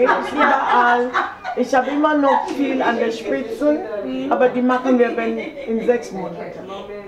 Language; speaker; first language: German; non-native, fluent; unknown